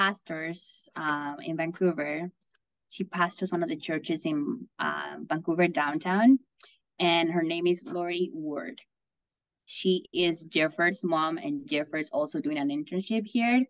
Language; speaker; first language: English; non-native, fluent; Spanish